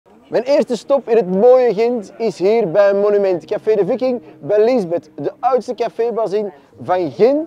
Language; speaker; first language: Dutch; native; Dutch